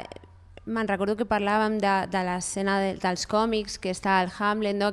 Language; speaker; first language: Catalan; non-native, fluent; Spanish